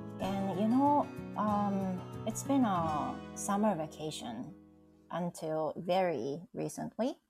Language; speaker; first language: English; non-native, fluent; Japanese